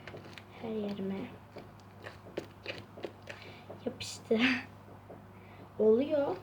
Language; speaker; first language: Turkish; native; Turkish